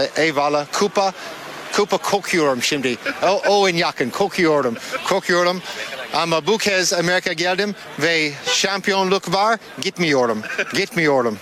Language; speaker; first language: Turkish; non-native, learner; English